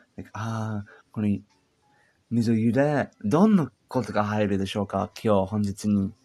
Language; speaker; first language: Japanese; non-native, learner; English